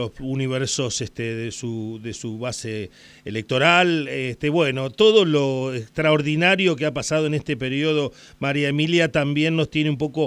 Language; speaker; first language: Spanish; native; Spanish